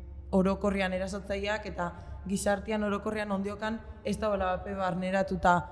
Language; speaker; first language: Basque; native; Basque